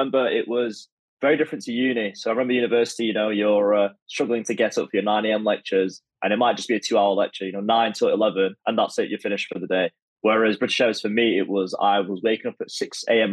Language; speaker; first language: English; native; English